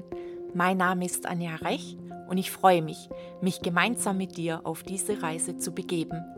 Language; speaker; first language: German; native; German